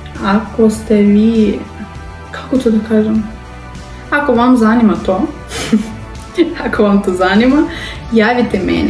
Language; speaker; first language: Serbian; non-native, learner; Russian